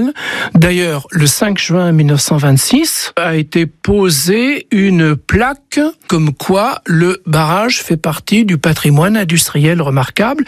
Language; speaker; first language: French; native; French